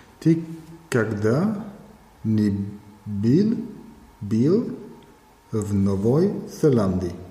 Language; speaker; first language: Russian; non-native, learner; German